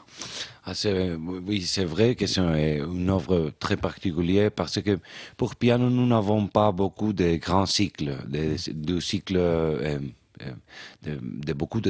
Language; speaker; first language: French; non-native, fluent; Spanish